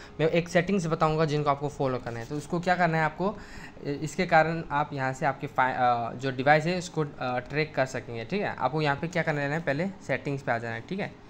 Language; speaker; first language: Hindi; native; Hindi